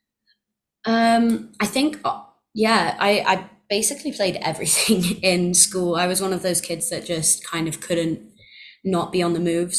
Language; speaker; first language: English; native; English